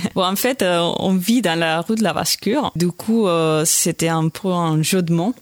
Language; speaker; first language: French; non-native, fluent; Spanish